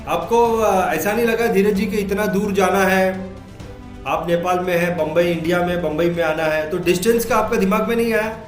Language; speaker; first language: Hindi; native; Hindi